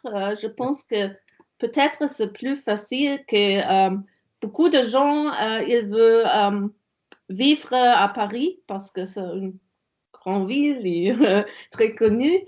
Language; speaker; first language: French; non-native, learner; German